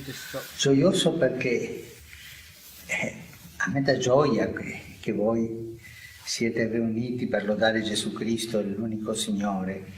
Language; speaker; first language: Italian; non-native, fluent; Spanish